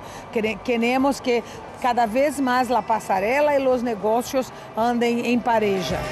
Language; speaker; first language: Spanish; non-native, fluent; Portuguese